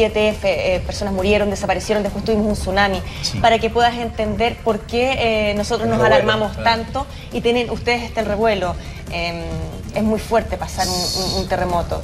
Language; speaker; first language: Spanish; native; Spanish